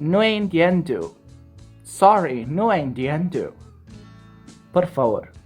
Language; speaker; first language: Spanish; non-native, learner; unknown